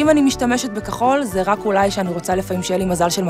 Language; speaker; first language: Hebrew; native; Hebrew